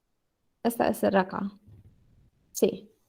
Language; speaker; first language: Spanish; non-native, learner; Arabic